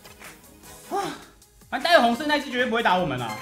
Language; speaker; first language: Chinese; native; Chinese